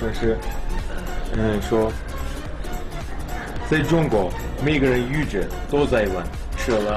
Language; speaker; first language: Chinese; non-native, fluent; Turkish